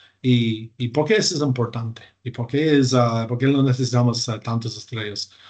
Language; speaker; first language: Spanish; non-native, fluent; English